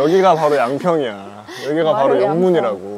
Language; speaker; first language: Korean; native; Korean